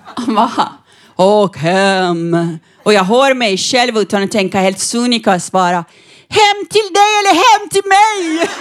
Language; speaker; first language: Swedish; non-native, fluent; Persian